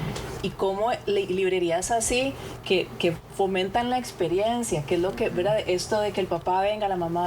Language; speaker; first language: Spanish; native; Spanish